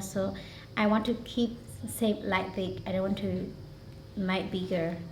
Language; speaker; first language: English; non-native, learner; Hmong